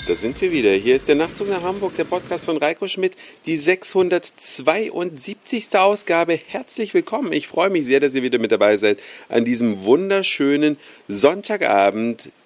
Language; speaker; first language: German; native; German